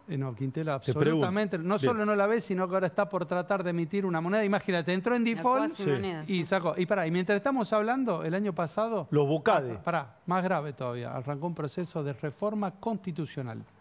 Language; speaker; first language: Spanish; native; Spanish